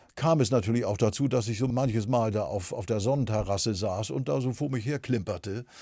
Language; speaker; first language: German; native; German